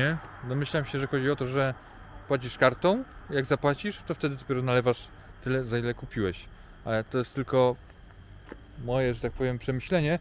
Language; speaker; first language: Polish; native; Polish